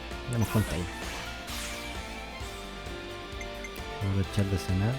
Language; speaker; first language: Spanish; native; Spanish